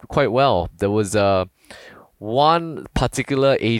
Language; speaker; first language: English; native; English